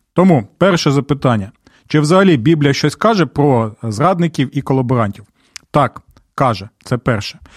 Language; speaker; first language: Ukrainian; non-native, local second language; Russian